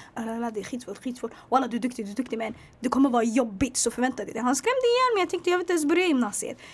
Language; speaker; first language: Swedish; native; Swedish